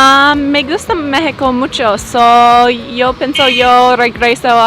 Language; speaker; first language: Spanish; non-native, learner; English